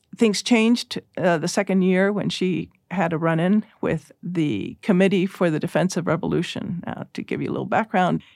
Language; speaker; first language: English; early bilingual, other home language; Spanish